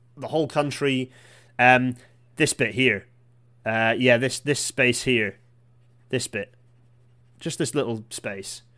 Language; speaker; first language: English; native; English